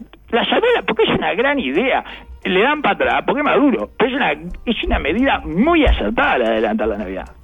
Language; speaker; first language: Spanish; native; Spanish